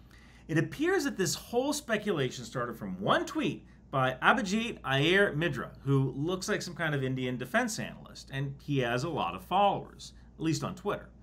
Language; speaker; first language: English; native; English